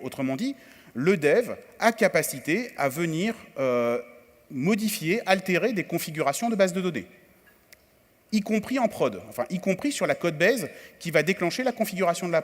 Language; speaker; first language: French; native; French